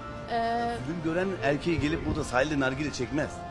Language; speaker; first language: Turkish; native; Turkish